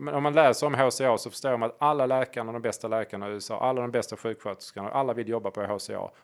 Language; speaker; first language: Swedish; native; Swedish